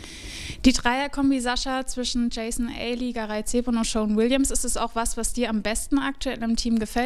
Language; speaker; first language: German; native; German